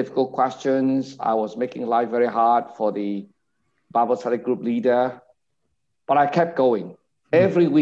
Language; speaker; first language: English; non-native, local second language; Cantonese